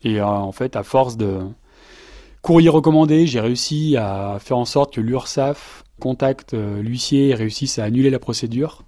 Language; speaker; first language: French; native; French